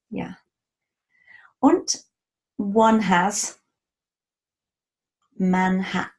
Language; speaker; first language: German; non-native, fluent; English